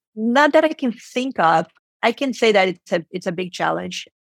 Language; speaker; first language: English; non-native, fluent; Portuguese